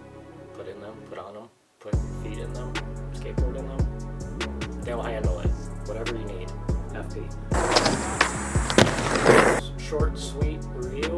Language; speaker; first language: English; native; English